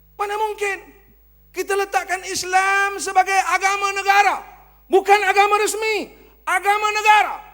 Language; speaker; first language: Malay; native; Malay